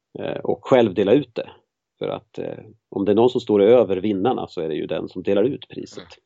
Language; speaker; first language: Swedish; native; Swedish